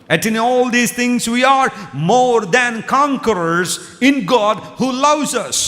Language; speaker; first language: English; non-native, local second language; Telugu